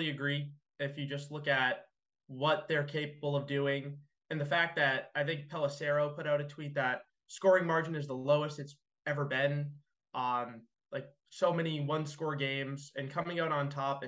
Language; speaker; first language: English; native; English